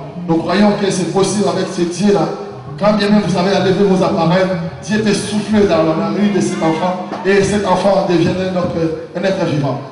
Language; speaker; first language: French; non-native, local second language; Lingala